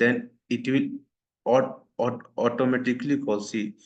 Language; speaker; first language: English; non-native, local second language; Hindi